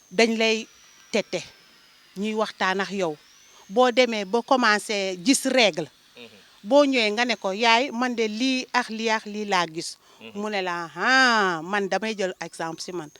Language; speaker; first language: Wolof; non-native, local second language; Jola-Fonyi